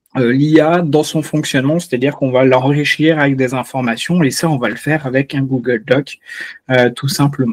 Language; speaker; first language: French; native; French